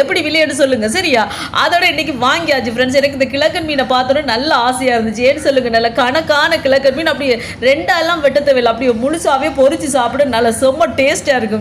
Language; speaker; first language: Tamil; native; Tamil